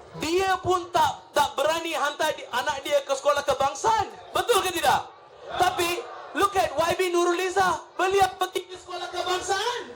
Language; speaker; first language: Malay; non-native, local second language; Tamil